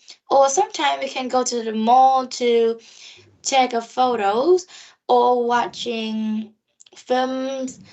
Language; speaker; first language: English; non-native, learner; Vietnamese